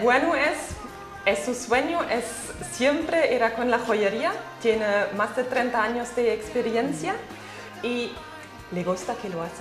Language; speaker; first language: Spanish; non-native, fluent; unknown